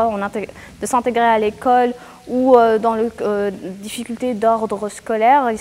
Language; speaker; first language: French; non-native, local second language; Arabic